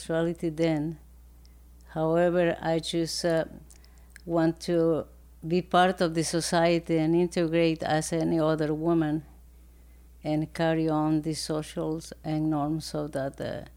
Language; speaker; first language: English; non-native, fluent; Spanish